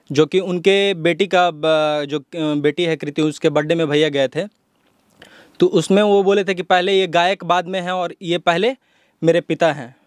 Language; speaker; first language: Hindi; native; Hindi